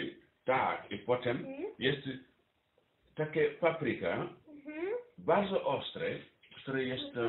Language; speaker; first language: Polish; non-native, learner; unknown